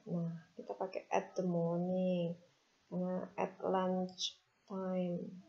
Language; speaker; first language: English; non-native, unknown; Indonesian